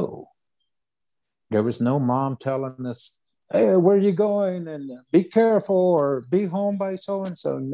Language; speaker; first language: English; early bilingual, other home language; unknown